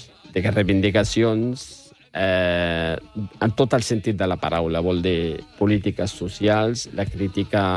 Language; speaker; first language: Catalan; non-native, fluent; Riffian